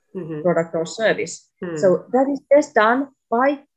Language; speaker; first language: English; non-native, fluent; Finnish